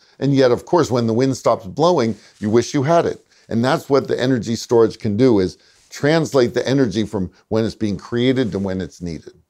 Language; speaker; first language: English; native; English